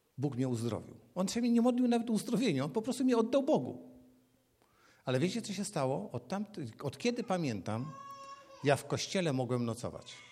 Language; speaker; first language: Polish; native; Polish